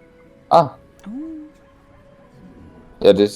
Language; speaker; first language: German; native; German